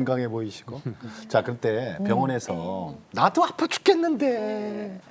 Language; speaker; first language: Korean; native; Korean